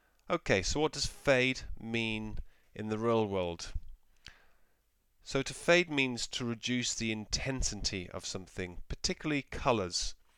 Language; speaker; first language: English; native; English